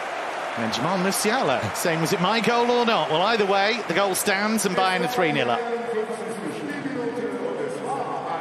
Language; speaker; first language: English; native; English